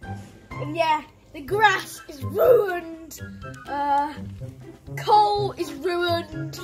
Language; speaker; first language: English; native; English